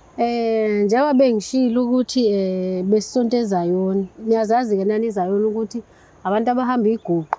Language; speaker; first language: Zulu; native; Zulu